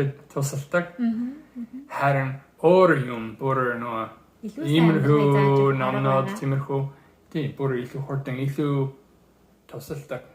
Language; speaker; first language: Mongolian; early bilingual, heritage; English